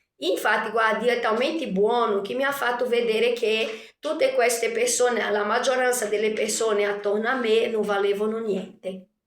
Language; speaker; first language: Italian; non-native, fluent; Portuguese